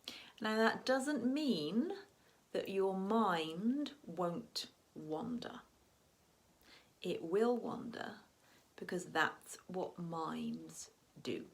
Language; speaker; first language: English; native; English